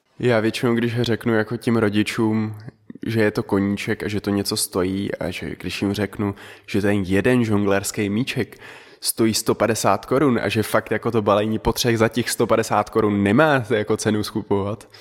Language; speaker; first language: Czech; early bilingual, other home language; Dutch